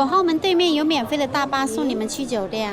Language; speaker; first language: Chinese; native; Chinese